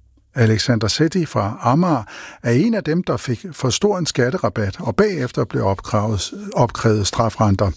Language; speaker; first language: Danish; native; Danish